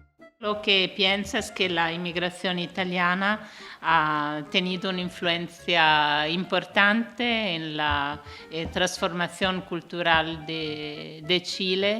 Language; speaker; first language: Spanish; non-native, fluent; Italian